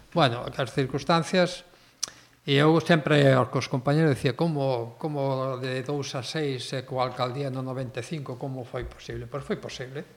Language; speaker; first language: Galician; native; Galician